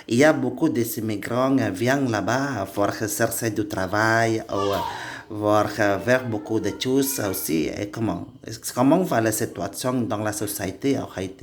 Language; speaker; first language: French; non-native, learner; Indonesian